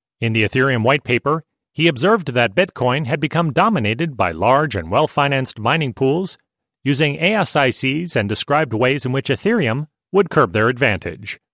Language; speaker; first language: English; native; English